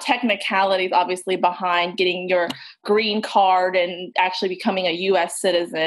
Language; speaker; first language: English; native; English